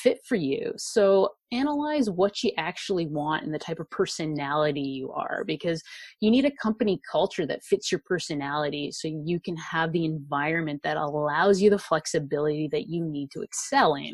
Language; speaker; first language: English; native; English